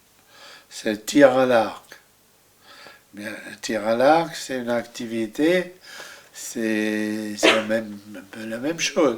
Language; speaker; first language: French; non-native, fluent; German